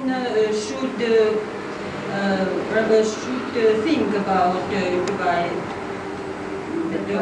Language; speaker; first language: English; non-native, learner; Russian